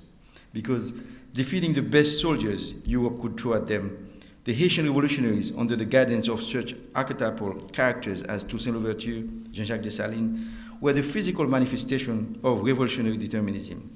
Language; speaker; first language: English; non-native, fluent; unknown